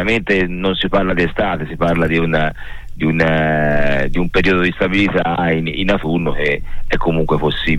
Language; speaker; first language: Italian; native; Italian